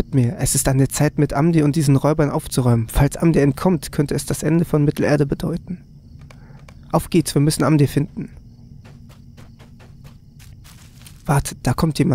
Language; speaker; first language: German; native; German